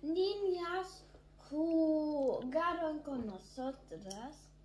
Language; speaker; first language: Spanish; early bilingual, heritage; German